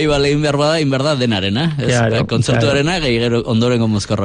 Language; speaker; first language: Basque; native; Basque